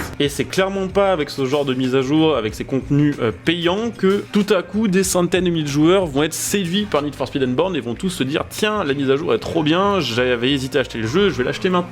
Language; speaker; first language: French; native; French